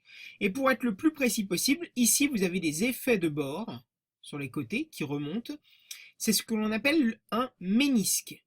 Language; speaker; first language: French; native; French